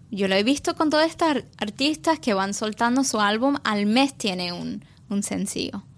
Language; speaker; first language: Spanish; early bilingual, heritage; English